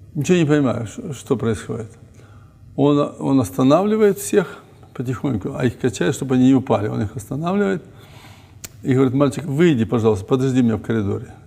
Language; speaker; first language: Russian; native; Russian